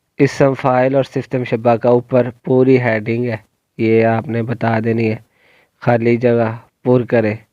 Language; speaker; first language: Urdu; non-native, local second language; Punjabi